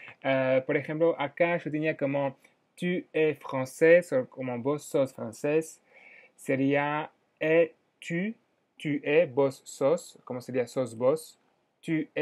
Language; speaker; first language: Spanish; non-native, fluent; French